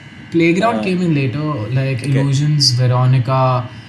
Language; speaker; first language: English; non-native, local second language; Hindi